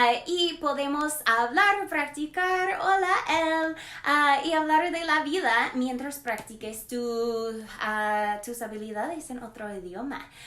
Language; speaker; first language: Spanish; non-native, learner; English